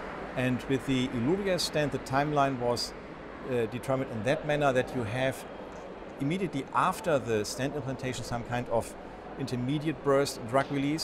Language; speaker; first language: English; non-native, fluent; German